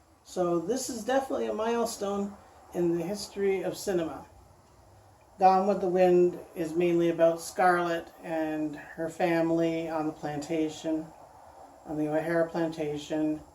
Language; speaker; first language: English; native; English